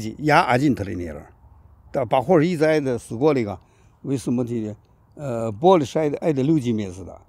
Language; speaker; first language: Russian; non-native, learner; Chinese